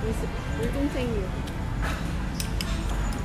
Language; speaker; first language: Korean; non-native, fluent; Vietnamese